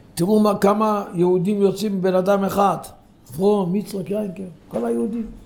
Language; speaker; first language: Hebrew; non-native, local second language; Yiddish